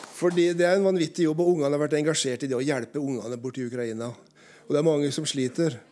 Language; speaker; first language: Norwegian; native; Norwegian